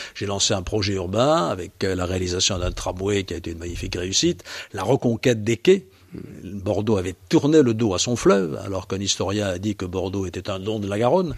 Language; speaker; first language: French; native; French